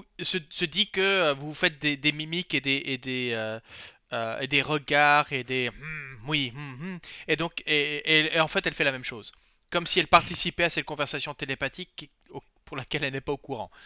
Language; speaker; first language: French; native; French